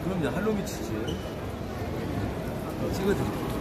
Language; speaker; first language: Korean; native; Korean